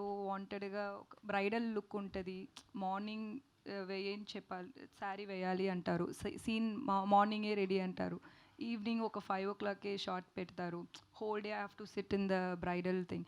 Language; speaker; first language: Telugu; non-native, learner; Tamil